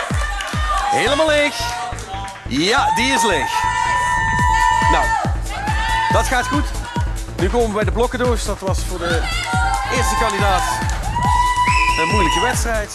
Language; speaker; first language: Dutch; native; Dutch